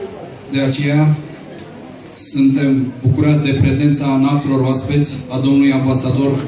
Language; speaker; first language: Romanian; non-native, local second language; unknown